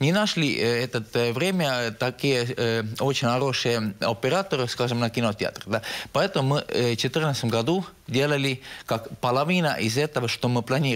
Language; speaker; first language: Russian; non-native, local second language; Estonian